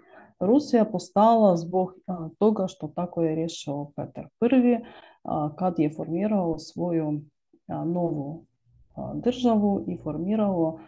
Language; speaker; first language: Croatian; non-native, learner; Ukrainian